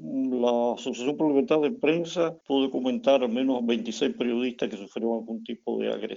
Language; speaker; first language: Spanish; native; Spanish